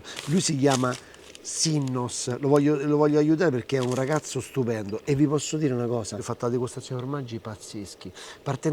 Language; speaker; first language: Italian; native; Italian